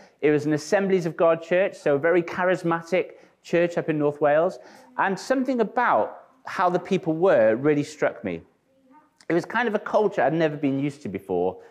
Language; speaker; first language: English; native; English